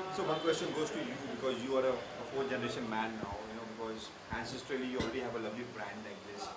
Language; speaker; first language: English; non-native, local second language; Marathi